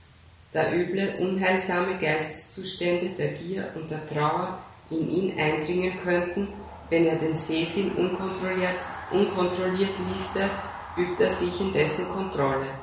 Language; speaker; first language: German; native; German